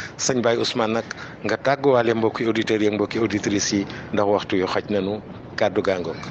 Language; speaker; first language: Wolof; native; Wolof